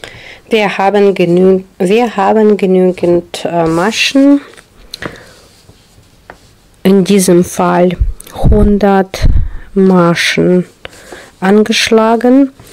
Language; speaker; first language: German; non-native, learner; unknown